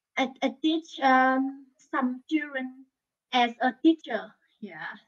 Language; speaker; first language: English; non-native, learner; Vietnamese